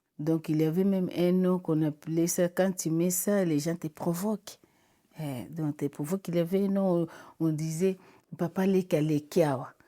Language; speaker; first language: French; non-native, local second language; Lingala